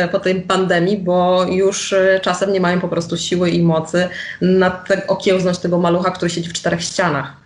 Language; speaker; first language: Polish; native; Polish